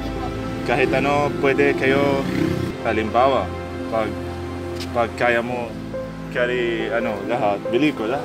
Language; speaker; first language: Filipino; non-native, learner; Arabic